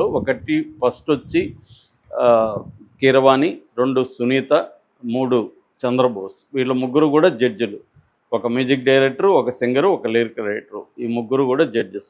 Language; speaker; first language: Telugu; native; Telugu